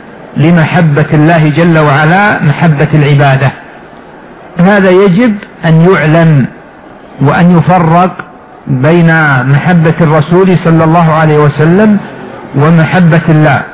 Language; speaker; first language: Arabic; native; Arabic